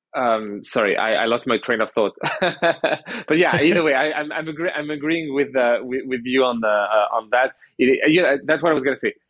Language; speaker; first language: English; early bilingual, other home language; French